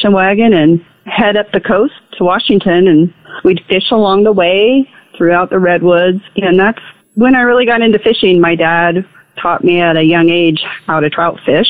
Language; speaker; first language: English; native; English